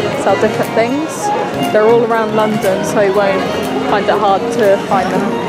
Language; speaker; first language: English; native; English